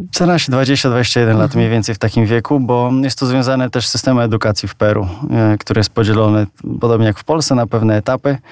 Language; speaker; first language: Polish; native; Polish